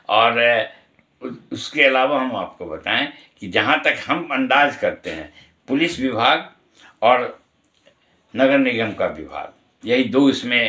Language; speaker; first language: Hindi; native; Hindi